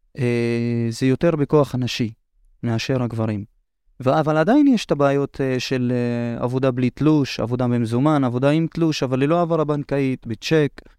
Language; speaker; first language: Hebrew; non-native, local second language; Arabic